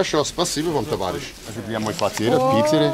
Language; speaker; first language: Russian; non-native, learner; English